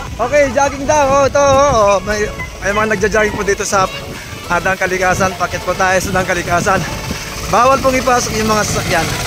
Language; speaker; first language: Filipino; non-native, local second language; Iloko